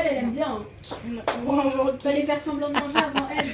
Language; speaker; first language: French; native; French